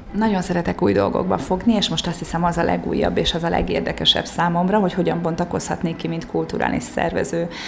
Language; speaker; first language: Hungarian; native; Hungarian